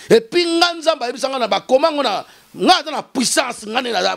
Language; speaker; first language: French; non-native, local second language; Lingala